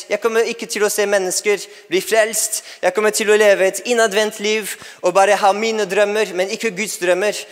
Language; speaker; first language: Norwegian; non-native, fluent; English